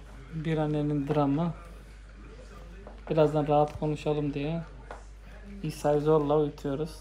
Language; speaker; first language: Turkish; native; Turkish